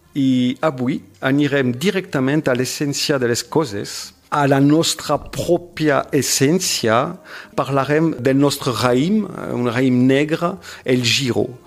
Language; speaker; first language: Catalan; non-native, fluent; French